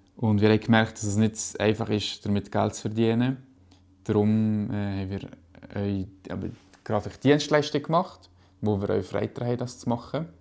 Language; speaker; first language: German; native; German